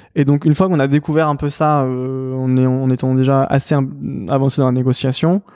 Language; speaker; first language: French; native; French